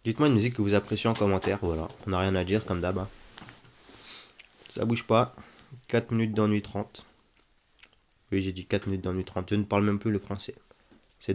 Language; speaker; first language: French; native; French